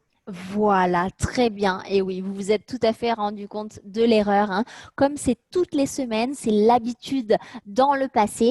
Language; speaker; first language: French; native; French